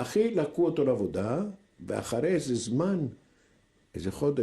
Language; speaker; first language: Hebrew; non-native, fluent; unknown